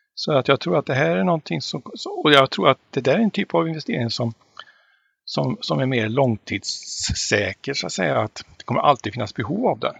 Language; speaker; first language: Swedish; native; Swedish